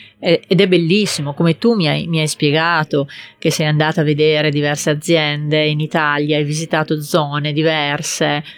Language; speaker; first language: Italian; native; Italian